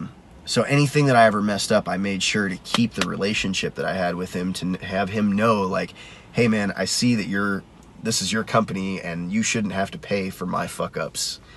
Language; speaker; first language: English; native; English